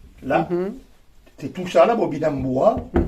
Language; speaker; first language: French; native; French